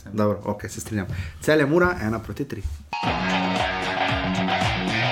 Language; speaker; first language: Slovenian; native; Slovenian